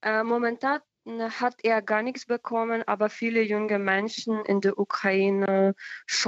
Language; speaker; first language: German; non-native, fluent; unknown